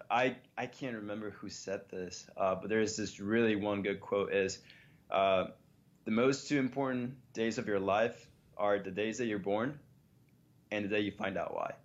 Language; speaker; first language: English; early bilingual, other home language; Spanish